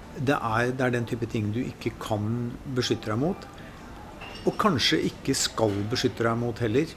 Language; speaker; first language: Norwegian; native; Norwegian